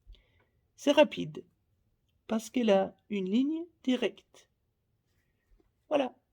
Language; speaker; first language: French; non-native, learner; Faroese